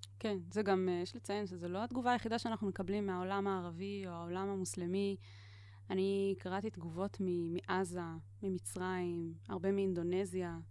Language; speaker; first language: Hebrew; native; Hebrew